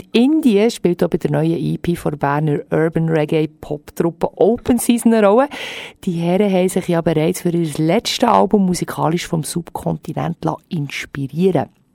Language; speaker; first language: German; native; German